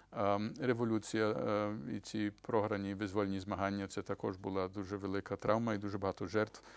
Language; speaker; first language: Ukrainian; early bilingual, heritage; Ukrainian